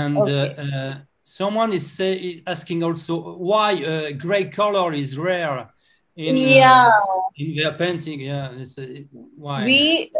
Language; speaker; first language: English; non-native, learner; French